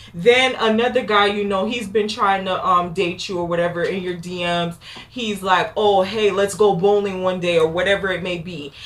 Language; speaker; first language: English; native; English